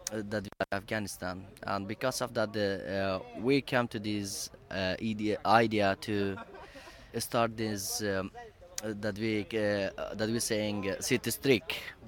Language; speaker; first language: English; non-native, learner; Persian